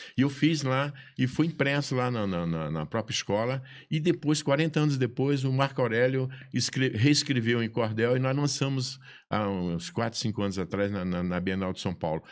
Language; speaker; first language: Portuguese; native; Portuguese